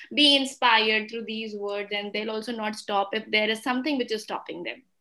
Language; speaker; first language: English; non-native, local second language; Hindi